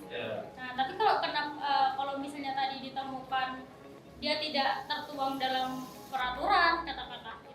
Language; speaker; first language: Indonesian; native; Indonesian